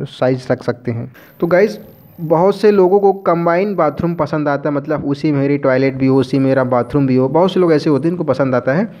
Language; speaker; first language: Hindi; native; Hindi